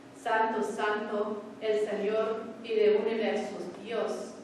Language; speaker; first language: Spanish; early bilingual, heritage; Spanish